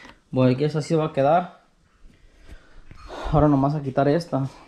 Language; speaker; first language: Spanish; early bilingual, heritage; Spanish